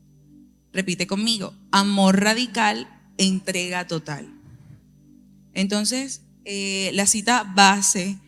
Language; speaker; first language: Spanish; native; Spanish